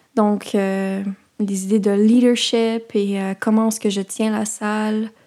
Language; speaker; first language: French; native; French